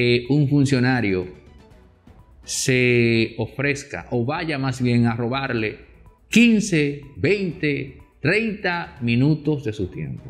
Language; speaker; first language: Spanish; native; Spanish